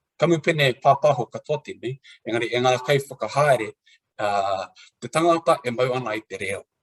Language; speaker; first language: Māori; native; Māori